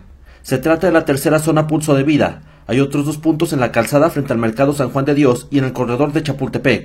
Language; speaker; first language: Spanish; native; Spanish